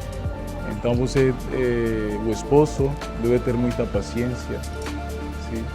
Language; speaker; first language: Portuguese; non-native, fluent; Spanish